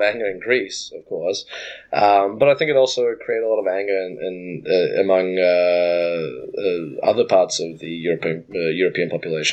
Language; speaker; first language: English; native; English